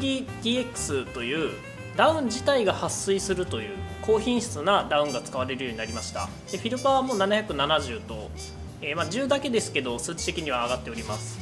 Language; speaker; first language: Japanese; native; Japanese